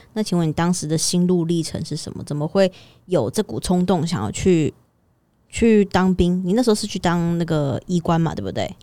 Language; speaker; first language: Chinese; native; Chinese